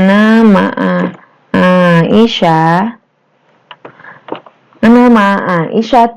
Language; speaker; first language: Arabic; non-native, learner; Indonesian